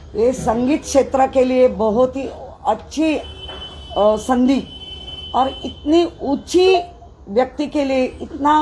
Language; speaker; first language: Hindi; non-native, local second language; Marathi